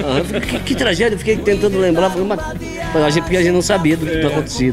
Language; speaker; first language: Portuguese; native; Portuguese